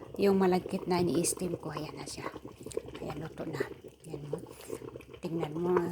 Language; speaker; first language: Filipino; non-native, local second language; Cebuano